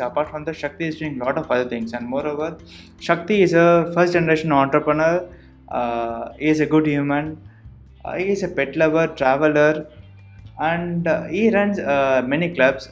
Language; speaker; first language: English; non-native, local second language; Tamil